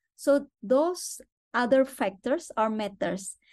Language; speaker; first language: English; non-native, fluent; Indonesian